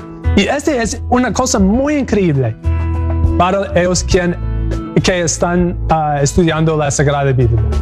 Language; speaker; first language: Spanish; non-native, learner; English